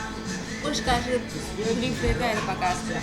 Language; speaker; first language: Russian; non-native, learner; Chinese